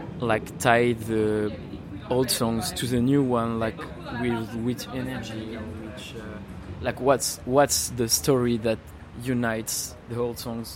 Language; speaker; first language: English; non-native, learner; French